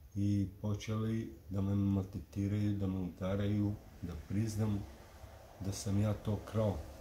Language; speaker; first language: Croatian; non-native, local second language; Romany